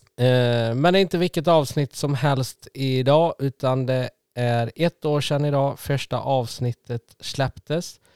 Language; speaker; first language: Swedish; native; Swedish